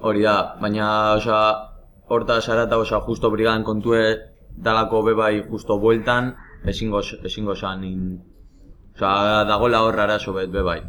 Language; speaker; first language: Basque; native; Basque